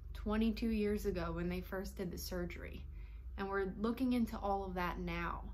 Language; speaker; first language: English; native; English